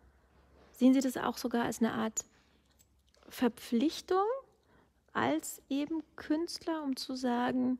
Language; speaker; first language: German; native; German